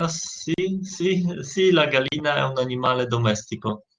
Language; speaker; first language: Italian; non-native, learner; Polish